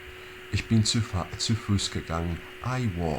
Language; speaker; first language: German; non-native, fluent; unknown